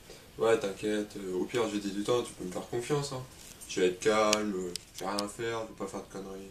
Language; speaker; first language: French; native; French